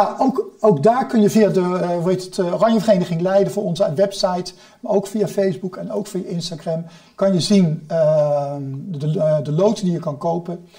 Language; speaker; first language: Dutch; native; Dutch